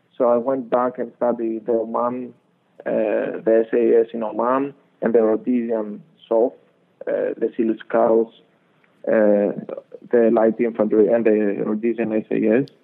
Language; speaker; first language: English; non-native, fluent; Greek